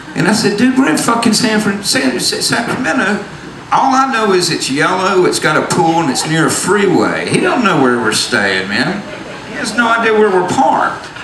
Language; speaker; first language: English; native; English